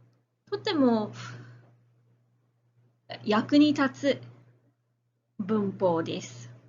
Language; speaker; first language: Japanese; non-native, fluent; English